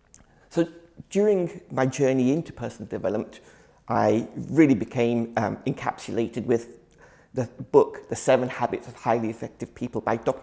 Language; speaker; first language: English; early bilingual, other home language; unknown